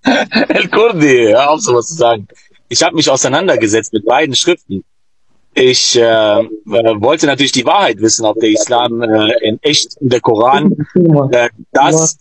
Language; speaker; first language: German; native; German